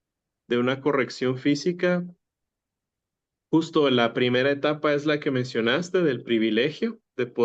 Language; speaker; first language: Spanish; native; Spanish